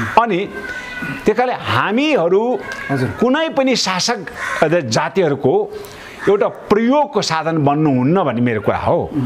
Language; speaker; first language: Nepali; non-native, local second language; Sherpa